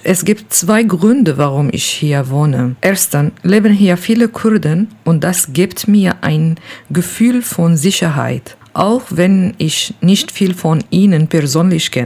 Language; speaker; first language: German; non-native, learner; Kurdish